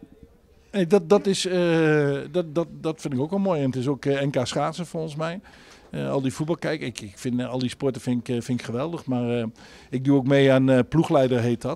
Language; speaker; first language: Dutch; native; Dutch